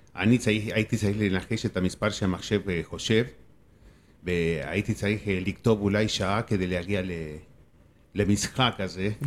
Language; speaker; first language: Hebrew; non-native, fluent; Spanish